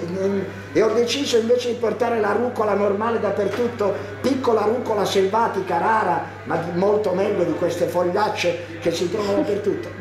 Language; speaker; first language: Italian; native; Italian